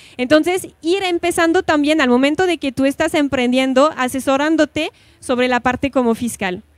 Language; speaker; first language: Spanish; non-native, fluent; French